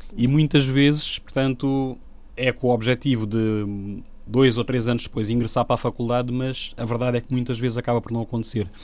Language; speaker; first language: Portuguese; non-native, local second language; Upper Guinea Crioulo